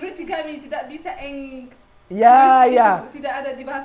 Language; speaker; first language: Indonesian; non-native, learner; Arabic